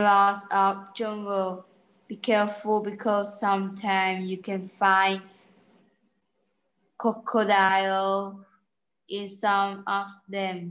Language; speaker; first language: English; non-native, learner; Vietnamese